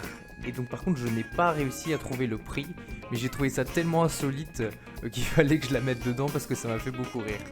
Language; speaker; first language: French; native; French